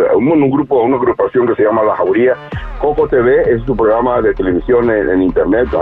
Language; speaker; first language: Spanish; native; Spanish